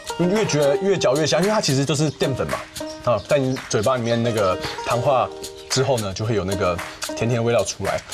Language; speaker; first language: Chinese; native; Chinese